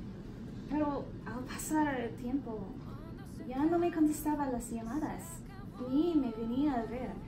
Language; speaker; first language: Spanish; non-native, learner; English